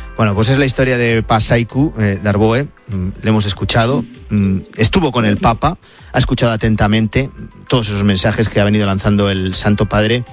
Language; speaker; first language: Spanish; native; Spanish